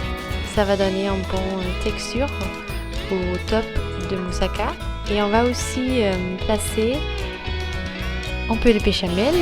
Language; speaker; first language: French; non-native, fluent; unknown